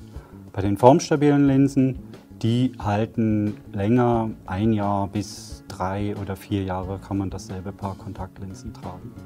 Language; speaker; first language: German; native; German